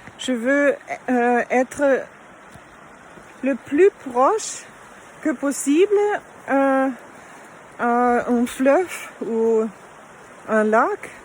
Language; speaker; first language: French; non-native, fluent; German